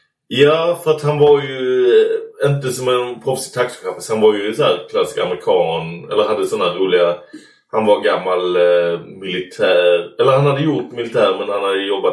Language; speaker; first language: Swedish; native; Swedish